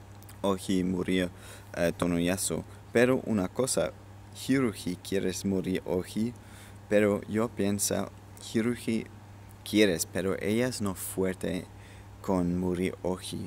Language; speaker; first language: Spanish; non-native, learner; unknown